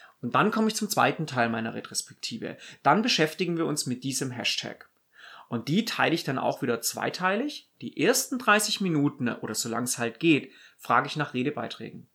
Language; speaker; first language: German; native; German